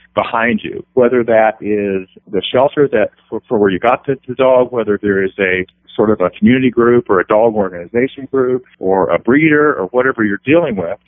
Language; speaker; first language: English; native; English